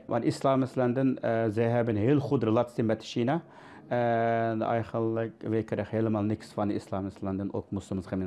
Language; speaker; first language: Dutch; non-native, learner; Uyghur